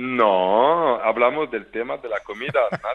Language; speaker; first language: Spanish; non-native, fluent; French